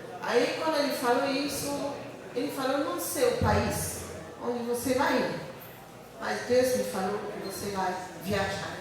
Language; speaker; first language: Portuguese; non-native, learner; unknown